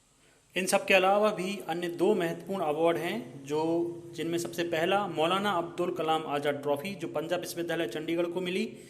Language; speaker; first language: Hindi; native; Hindi